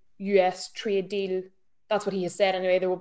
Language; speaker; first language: English; native; English